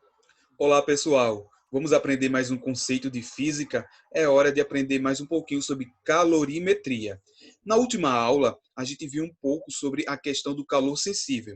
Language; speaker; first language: Portuguese; native; Portuguese